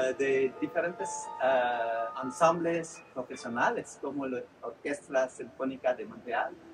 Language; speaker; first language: Spanish; non-native, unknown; French